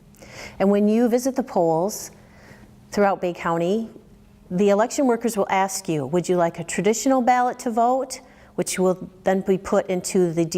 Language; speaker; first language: English; native; English